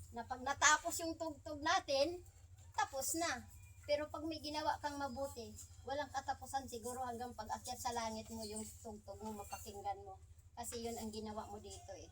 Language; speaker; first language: Filipino; non-native, local second language; Cebuano